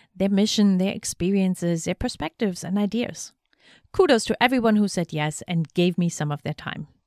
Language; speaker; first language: English; non-native, fluent; German